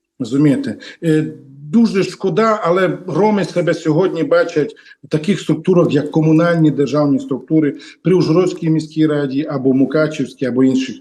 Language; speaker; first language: Ukrainian; non-native, local second language; Romany